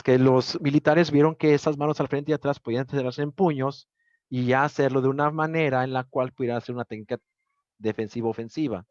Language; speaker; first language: Spanish; native; Spanish